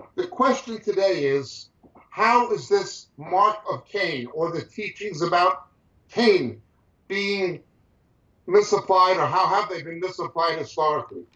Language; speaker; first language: English; native; English